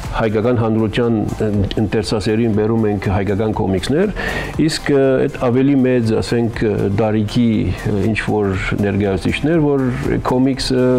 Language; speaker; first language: Armenian; native; Armenian